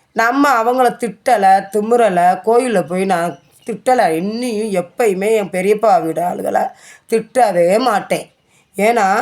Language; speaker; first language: Tamil; native; Tamil